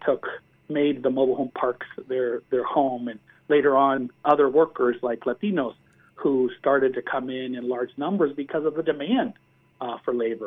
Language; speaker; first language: English; early bilingual, other home language; Spanish